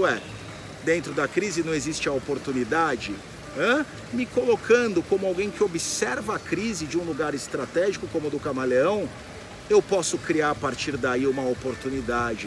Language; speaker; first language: Portuguese; native; Portuguese